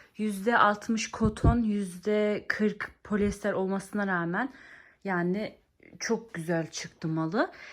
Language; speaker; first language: Turkish; early bilingual, heritage; Turkish